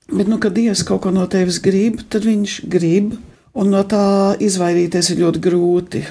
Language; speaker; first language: Latvian; early bilingual, heritage; Latvian